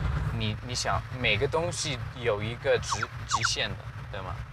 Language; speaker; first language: Chinese; non-native, fluent; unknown